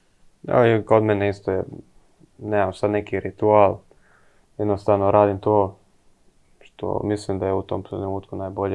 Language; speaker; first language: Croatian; early bilingual, heritage; Croatian